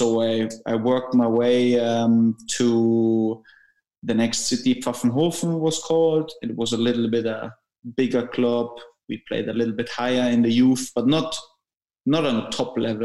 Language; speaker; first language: English; non-native, fluent; German